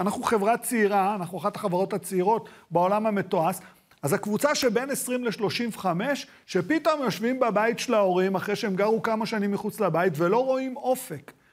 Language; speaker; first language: Hebrew; native; Hebrew